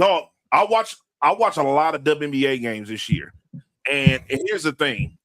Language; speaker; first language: English; native; English